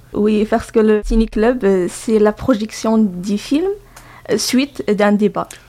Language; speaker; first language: French; non-native, local second language; Arabic